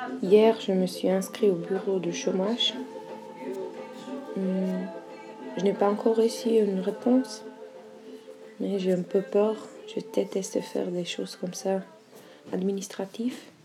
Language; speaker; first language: French; non-native, learner; German